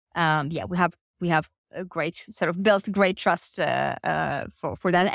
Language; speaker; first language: English; non-native, fluent; Finnish